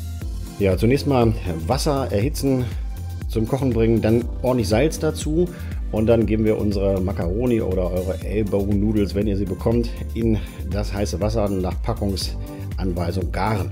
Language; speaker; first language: German; native; German